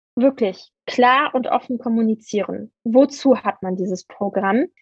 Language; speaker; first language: German; native; German